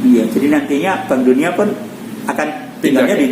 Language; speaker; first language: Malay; non-native, local second language; Javanese